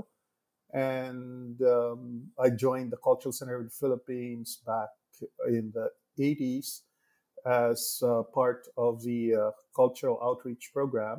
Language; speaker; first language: English; non-native, local second language; Hiligaynon